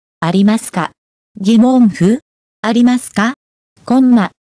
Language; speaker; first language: Japanese; native; Japanese